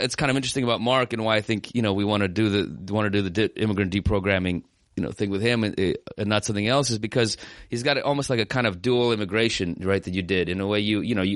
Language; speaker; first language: English; native; English